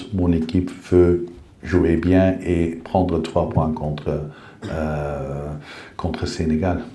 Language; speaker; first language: French; non-native, fluent; Dutch